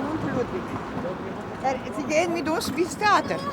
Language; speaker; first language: German; non-native, learner; Polish